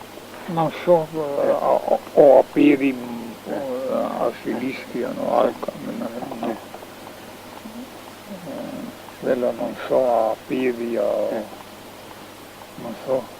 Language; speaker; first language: Italian; non-native, learner; Slovenian